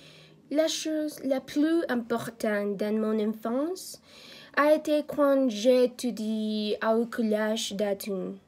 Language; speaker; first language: French; non-native, learner; Spanish